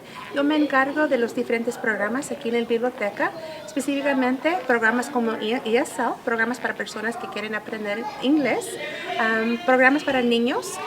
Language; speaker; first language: Spanish; early bilingual, heritage; Spanish